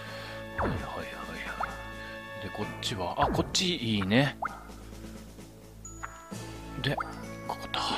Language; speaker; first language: Japanese; native; Japanese